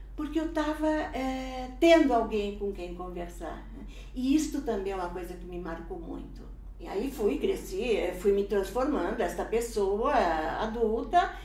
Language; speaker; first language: Portuguese; early bilingual, other home language; Italian